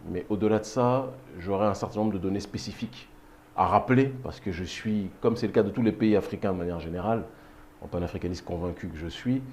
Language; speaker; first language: French; native; French